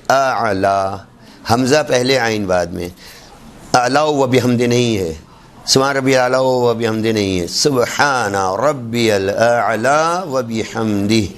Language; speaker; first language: Urdu; native; Urdu